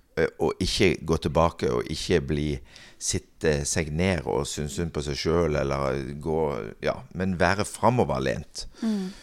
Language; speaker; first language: Norwegian; native; Norwegian